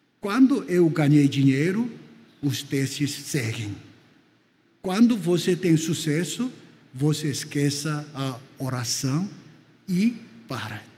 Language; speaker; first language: Portuguese; non-native, fluent; Korean